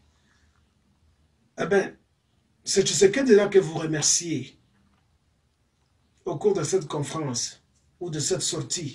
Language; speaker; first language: French; non-native, local second language; Swahili